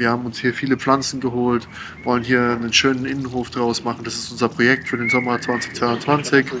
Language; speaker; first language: German; native; German